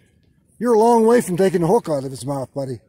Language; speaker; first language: English; native; English